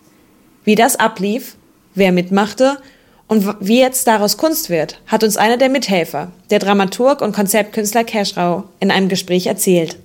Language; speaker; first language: German; native; German